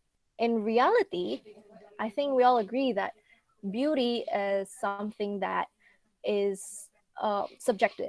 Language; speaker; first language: English; non-native, fluent; Indonesian